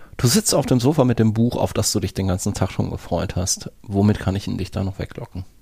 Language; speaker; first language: German; native; German